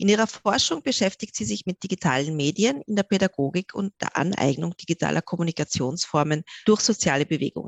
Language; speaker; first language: German; native; German